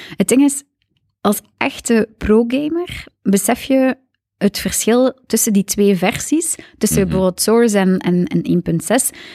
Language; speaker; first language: Dutch; native; Dutch